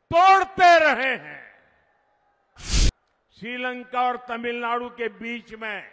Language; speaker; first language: Hindi; non-native, local second language; Gujarati